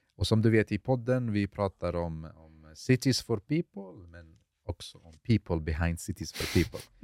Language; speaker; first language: Swedish; early bilingual, other home language; Arabic